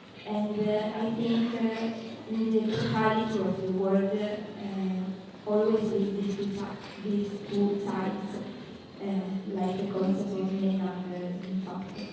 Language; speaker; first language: English; non-native, learner; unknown